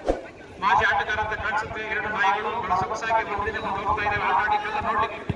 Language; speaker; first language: Kannada; native; Kannada